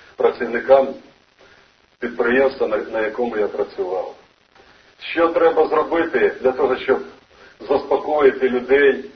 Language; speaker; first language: Ukrainian; non-native, local second language; Russian